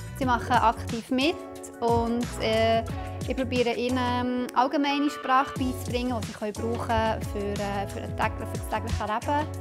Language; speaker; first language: German; native; German